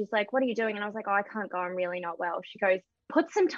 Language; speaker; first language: English; native; English